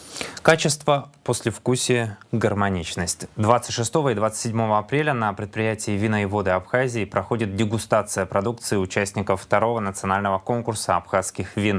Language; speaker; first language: Russian; native; Russian